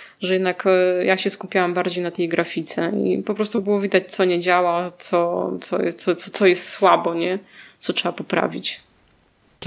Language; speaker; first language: Polish; native; Polish